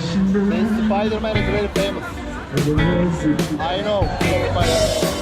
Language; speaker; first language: English; non-native, learner; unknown